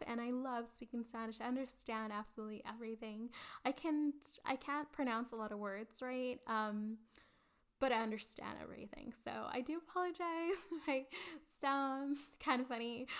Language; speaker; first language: English; early bilingual, other home language; Spanish